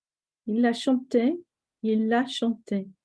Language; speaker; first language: French; non-native, fluent; English